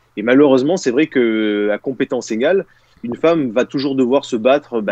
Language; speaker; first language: French; native; French